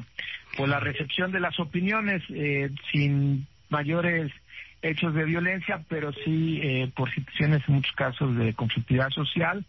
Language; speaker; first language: Spanish; native; Spanish